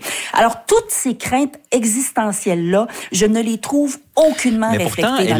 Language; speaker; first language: French; native; French